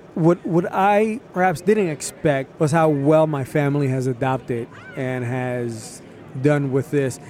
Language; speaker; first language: English; early bilingual, other home language; Spanish